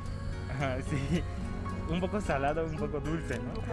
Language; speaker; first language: Spanish; non-native, fluent; Chinese